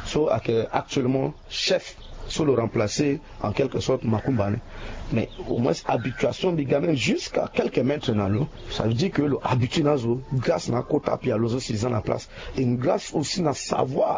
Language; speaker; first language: French; non-native, local second language; Sango